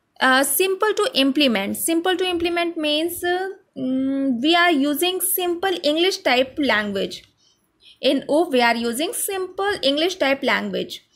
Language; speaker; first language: English; non-native, local second language; Hindi